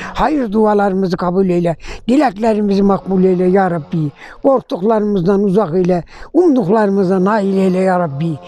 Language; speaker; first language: Turkish; native; Turkish